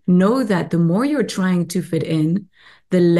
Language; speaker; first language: English; non-native, fluent; French